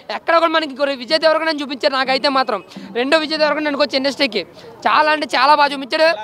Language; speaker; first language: Telugu; native; Telugu